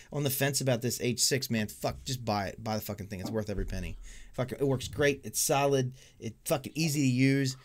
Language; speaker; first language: English; native; English